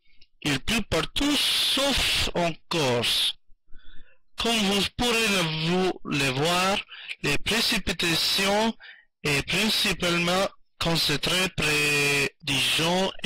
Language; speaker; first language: French; non-native, learner; English